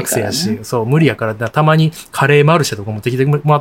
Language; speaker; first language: Japanese; native; Japanese